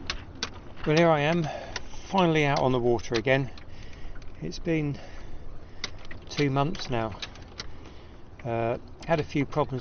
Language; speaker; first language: English; native; English